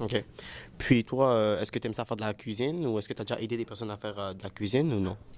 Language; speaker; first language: French; native; French